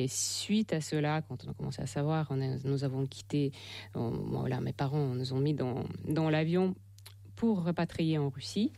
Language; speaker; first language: French; non-native, fluent; Russian